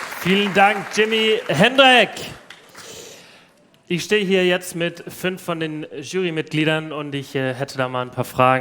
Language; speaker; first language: German; native; German